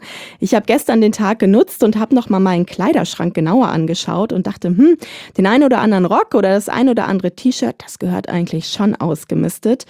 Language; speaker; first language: German; native; German